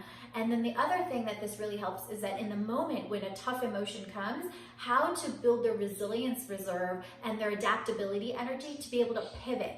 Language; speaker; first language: English; native; English